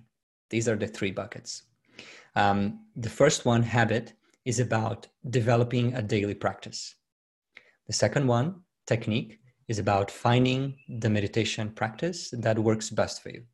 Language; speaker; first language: English; non-native, fluent; Portuguese